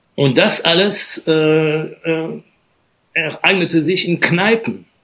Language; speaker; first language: German; non-native, fluent; French